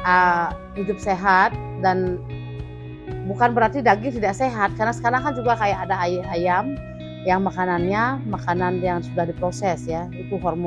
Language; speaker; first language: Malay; non-native, local second language; Balinese